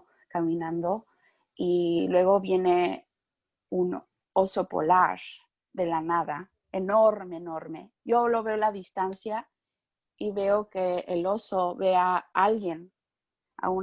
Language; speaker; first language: Spanish; early bilingual, heritage; Spanish